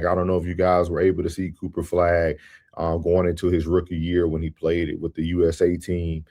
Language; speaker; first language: English; native; English